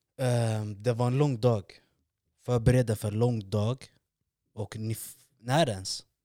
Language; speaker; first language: Swedish; early bilingual, other home language; Arabic